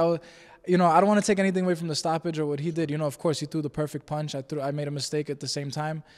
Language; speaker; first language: English; native; English